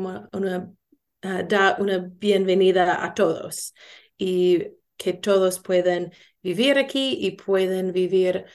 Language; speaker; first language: Spanish; non-native, learner; English